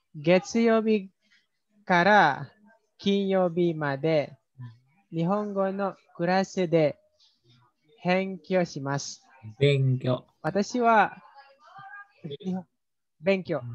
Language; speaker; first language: Japanese; non-native, learner; Indonesian